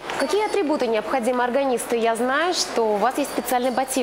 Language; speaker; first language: Russian; native; Russian